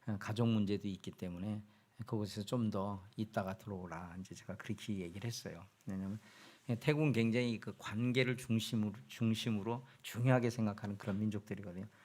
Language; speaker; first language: Korean; native; Korean